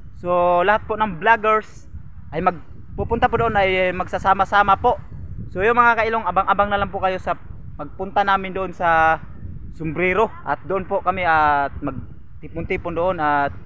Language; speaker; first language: Filipino; non-native, local second language; Masbatenyo